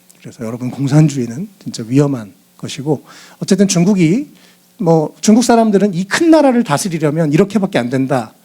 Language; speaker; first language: Korean; native; Korean